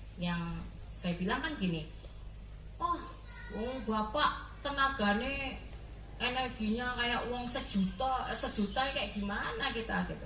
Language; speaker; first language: Indonesian; native; Indonesian